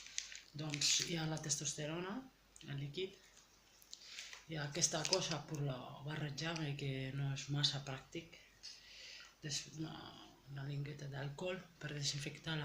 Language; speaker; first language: Catalan; non-native, learner; French